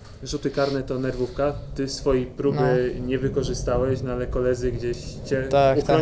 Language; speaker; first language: Polish; native; Polish